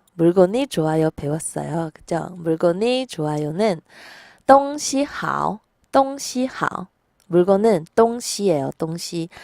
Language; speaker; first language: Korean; non-native, fluent; Chinese